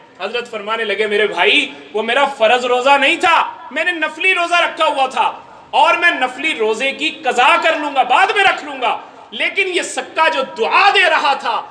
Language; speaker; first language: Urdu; non-native, local second language; Punjabi